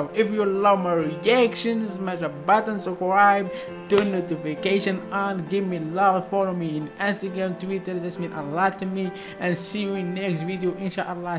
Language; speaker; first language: English; non-native, learner; Arabic